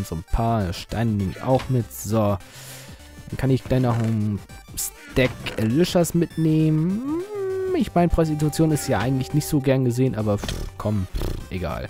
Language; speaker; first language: German; native; German